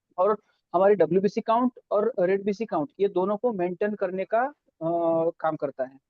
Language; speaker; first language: Hindi; non-native, local second language; Gujarati